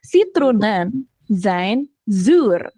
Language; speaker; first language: Dutch; non-native, fluent; Indonesian